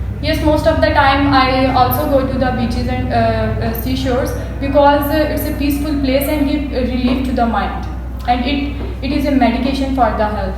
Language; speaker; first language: English; non-native, local second language; Urdu